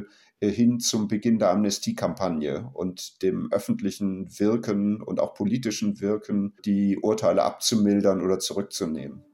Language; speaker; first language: German; native; German